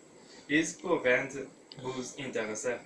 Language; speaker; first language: French; non-native, learner; Spanish